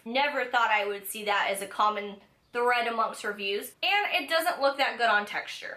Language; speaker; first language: English; native; English